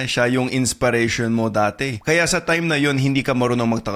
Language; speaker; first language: Filipino; non-native, fluent; English